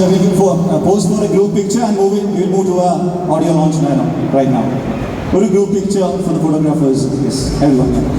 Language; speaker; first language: English; non-native, local second language; Malayalam